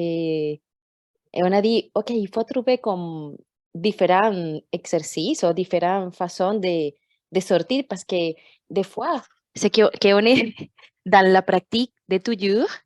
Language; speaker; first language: French; non-native, fluent; Portuguese